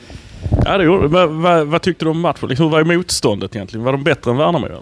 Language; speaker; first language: Swedish; native; Swedish